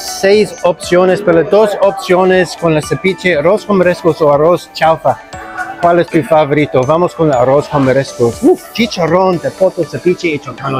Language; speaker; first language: Spanish; non-native, learner; English